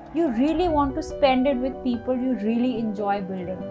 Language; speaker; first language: English; non-native, local second language; Hindi